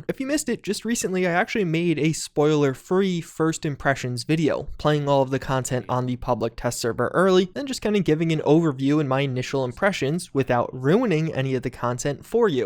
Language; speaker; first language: English; native; English